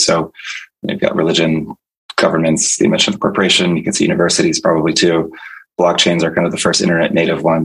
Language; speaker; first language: English; native; English